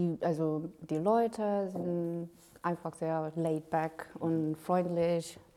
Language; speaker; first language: German; non-native, learner; Korean